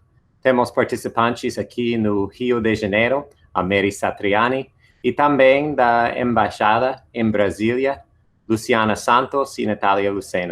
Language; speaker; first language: Portuguese; non-native, fluent; English